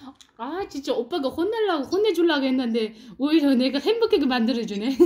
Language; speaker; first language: Korean; non-native, fluent; Uzbek